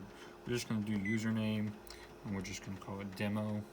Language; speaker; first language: English; native; English